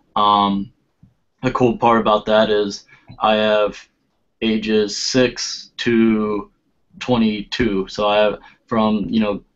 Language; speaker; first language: English; native; English